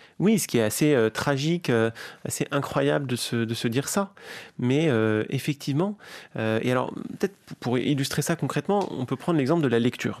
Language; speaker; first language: French; native; French